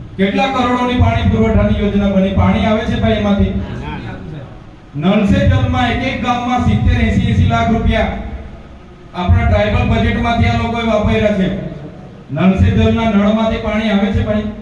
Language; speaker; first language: Gujarati; non-native, local second language; Vasavi